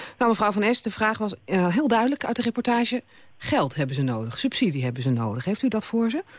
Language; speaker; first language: Dutch; native; Dutch